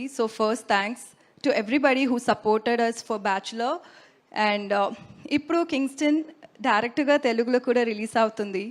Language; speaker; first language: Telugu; non-native, learner; Tamil